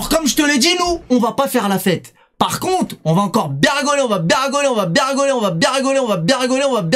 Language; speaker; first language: French; native; French